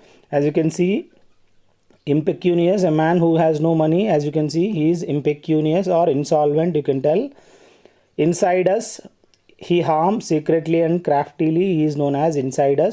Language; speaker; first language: English; non-native, local second language; Telugu